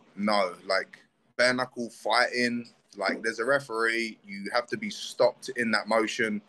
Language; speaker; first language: English; native; English